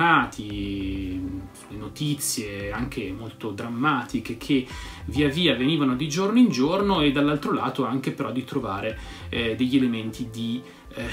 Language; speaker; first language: Italian; native; Italian